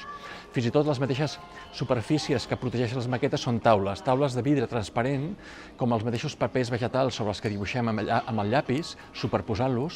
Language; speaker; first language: Catalan; native; Catalan